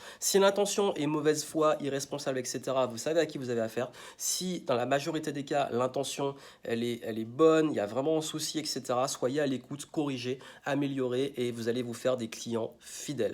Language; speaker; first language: French; native; French